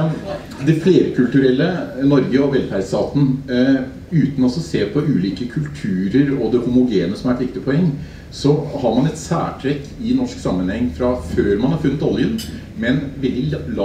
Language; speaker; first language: Norwegian; native; Norwegian